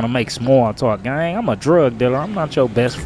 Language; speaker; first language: English; native; English